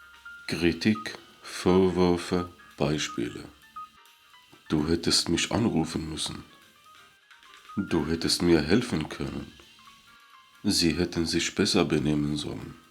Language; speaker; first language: German; non-native, fluent; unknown